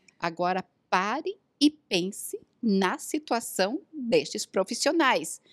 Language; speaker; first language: Portuguese; native; Portuguese